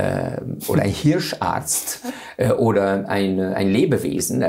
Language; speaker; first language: German; non-native, fluent; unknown